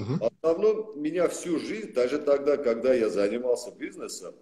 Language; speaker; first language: Russian; non-native, local second language; Armenian